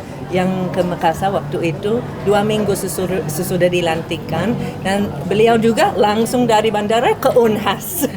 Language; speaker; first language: Indonesian; non-native, fluent; English